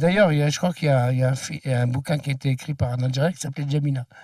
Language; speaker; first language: French; early bilingual, other home language; Arabic